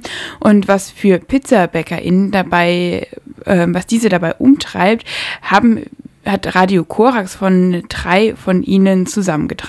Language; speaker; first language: German; native; German